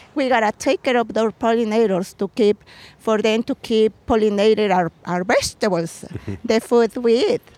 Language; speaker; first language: English; non-native, fluent; Spanish